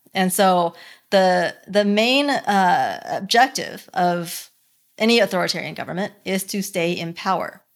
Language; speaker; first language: English; early bilingual, other home language; Chinese